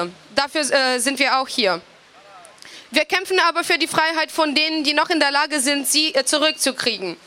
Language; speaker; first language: German; non-native, fluent; Portuguese